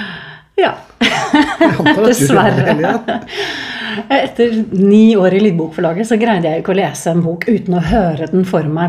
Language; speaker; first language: Norwegian; native; Norwegian